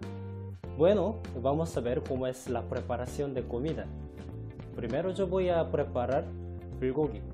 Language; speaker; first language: Spanish; non-native, fluent; Korean